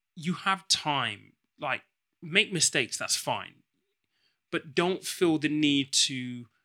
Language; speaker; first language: English; native; English